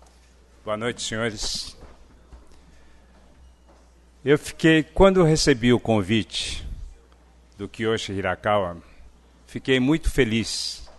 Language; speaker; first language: Portuguese; early bilingual, other home language; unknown